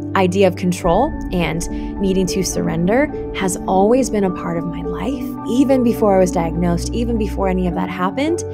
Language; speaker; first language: English; native; English